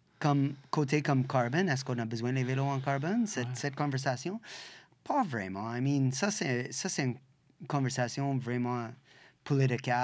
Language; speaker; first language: French; non-native, local second language; English